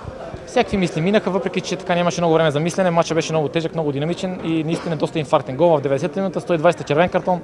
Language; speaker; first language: Bulgarian; native; Bulgarian